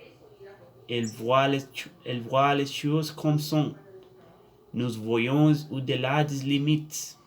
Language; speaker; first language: French; non-native, learner; Spanish